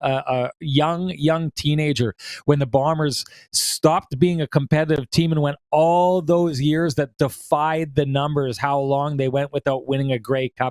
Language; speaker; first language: English; native; English